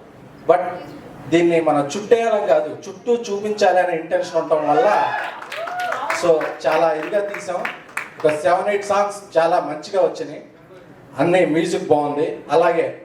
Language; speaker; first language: Telugu; native; Telugu